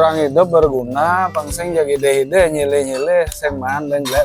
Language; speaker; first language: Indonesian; non-native, local second language; Balinese